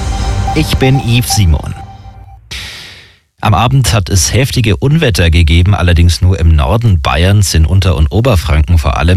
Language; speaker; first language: German; native; German